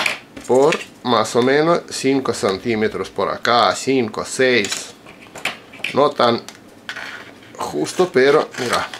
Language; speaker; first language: Spanish; non-native, fluent; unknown